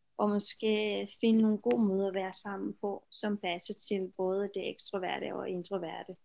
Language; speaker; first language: Danish; non-native, fluent; Romanian